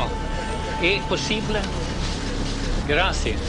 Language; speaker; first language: Italian; non-native, learner; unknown